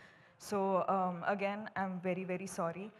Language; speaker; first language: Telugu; non-native, local second language; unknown